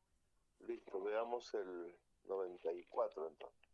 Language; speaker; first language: Spanish; native; Spanish